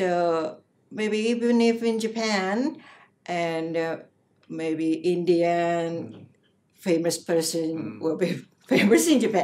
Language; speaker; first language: English; non-native, learner; Japanese